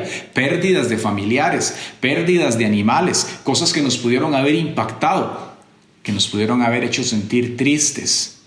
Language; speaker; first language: Spanish; native; Spanish